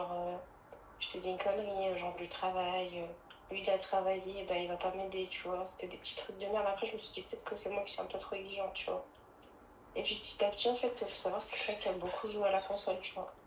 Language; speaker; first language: French; native; French